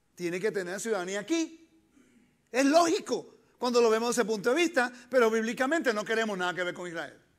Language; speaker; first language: Spanish; early bilingual, heritage; Spanish